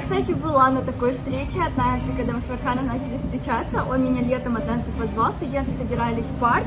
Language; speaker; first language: Russian; native; Russian